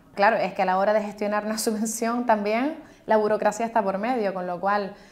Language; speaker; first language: Spanish; native; Spanish